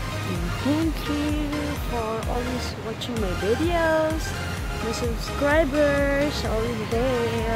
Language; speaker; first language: English; non-native, learner; Filipino